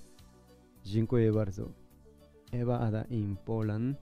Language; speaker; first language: Polish; non-native, learner; Spanish